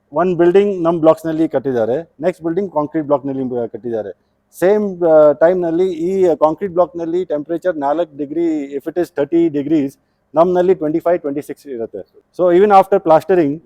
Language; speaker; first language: Kannada; non-native, local second language; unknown